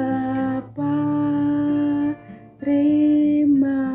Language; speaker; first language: Indonesian; native; Indonesian